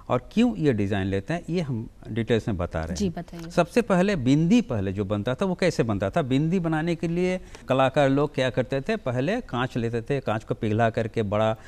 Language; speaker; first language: Hindi; native; Hindi